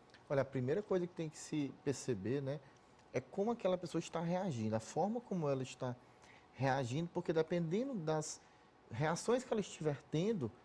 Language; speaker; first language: Portuguese; native; Portuguese